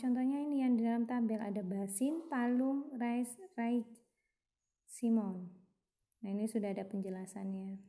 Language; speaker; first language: Indonesian; native; Indonesian